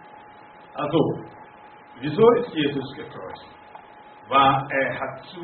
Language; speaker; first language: German; non-native, fluent; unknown